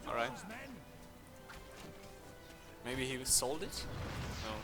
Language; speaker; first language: English; non-native, fluent; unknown